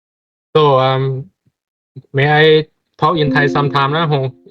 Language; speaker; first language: English; non-native, fluent; Thai